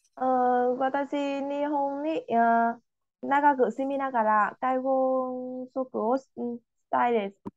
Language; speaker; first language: Japanese; non-native, learner; Vietnamese